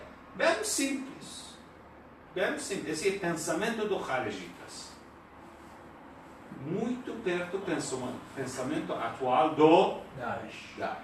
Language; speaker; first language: Portuguese; non-native, learner; Persian